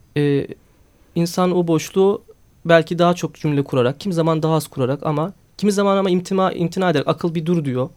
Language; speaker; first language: Turkish; native; Turkish